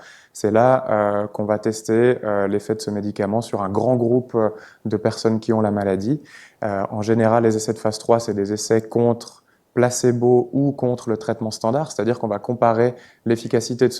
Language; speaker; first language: French; native; French